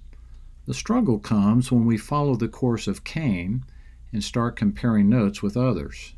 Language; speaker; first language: English; native; English